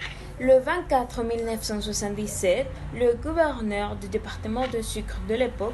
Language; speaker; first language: French; non-native, learner; Spanish